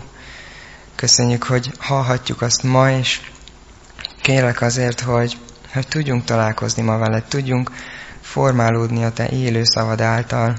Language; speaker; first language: Hungarian; native; Hungarian